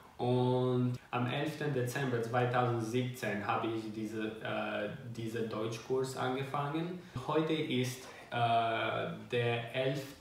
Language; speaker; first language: German; non-native, learner; Albanian